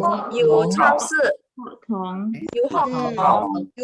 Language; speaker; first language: Chinese; non-native, learner; Indonesian